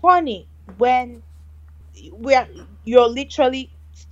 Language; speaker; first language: English; non-native, local second language; Igbo